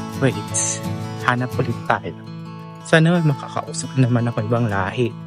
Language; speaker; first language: Filipino; non-native, local second language; Cebuano